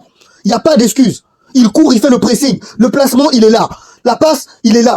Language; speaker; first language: French; native; French